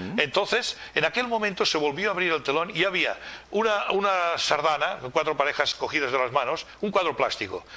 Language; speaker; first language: Spanish; non-native, local second language; Catalan